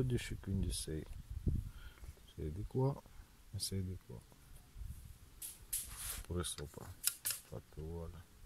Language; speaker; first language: Italian; non-native, fluent; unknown